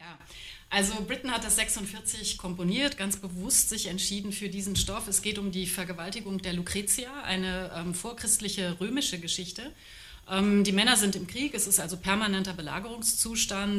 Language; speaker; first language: German; native; German